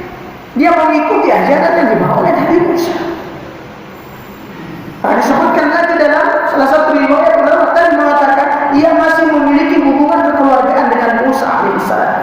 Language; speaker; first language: Indonesian; native; Indonesian